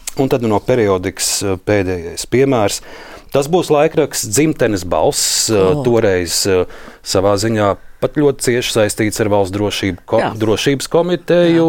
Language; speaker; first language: Latvian; native; Latvian